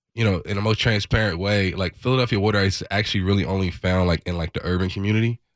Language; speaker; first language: English; native; English